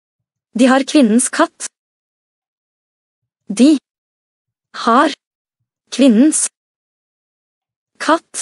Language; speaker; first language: Norwegian; non-native, learner; Amharic